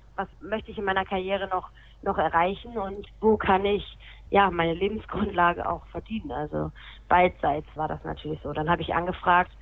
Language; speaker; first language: German; native; German